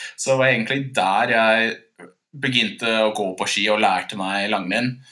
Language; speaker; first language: Norwegian; non-native, fluent; English